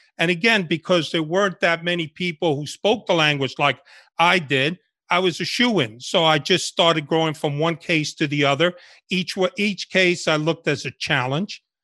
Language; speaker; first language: English; early bilingual, other home language; Spanish